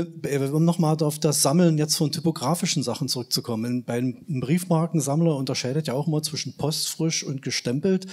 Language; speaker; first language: German; native; German